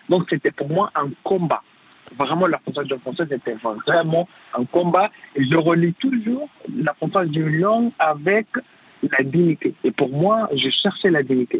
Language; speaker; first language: French; non-native, fluent; Arabic